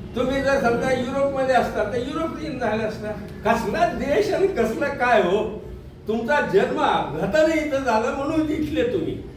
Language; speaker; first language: Marathi; non-native, local second language; Urdu